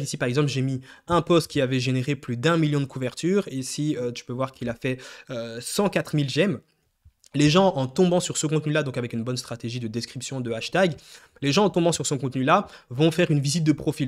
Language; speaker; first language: French; native; French